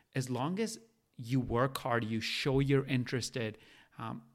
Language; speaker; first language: English; non-native, local second language; Punjabi